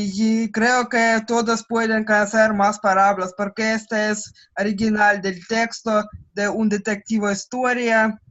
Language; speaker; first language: Spanish; non-native, learner; Russian